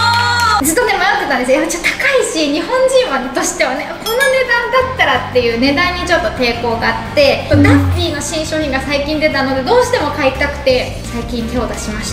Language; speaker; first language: Japanese; native; Japanese